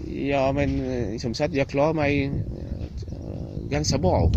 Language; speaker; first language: Swedish; non-native, learner; Vietnamese